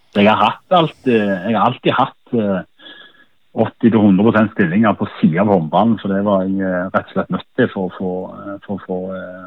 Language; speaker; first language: Norwegian; native; Norwegian